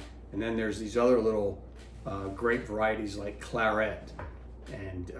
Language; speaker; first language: English; native; English